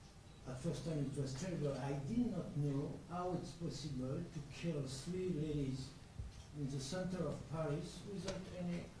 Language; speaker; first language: English; non-native, learner; French